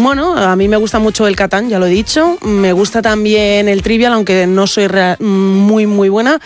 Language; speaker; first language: Spanish; native; Spanish